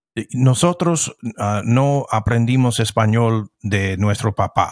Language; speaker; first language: Spanish; non-native, fluent; English